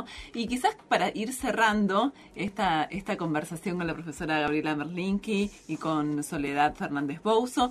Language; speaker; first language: Spanish; native; Spanish